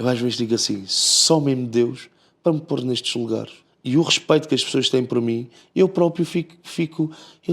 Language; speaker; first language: Portuguese; native; Portuguese